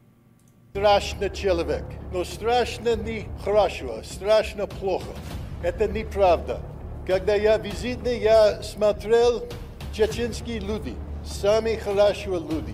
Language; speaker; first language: Russian; non-native, learner; English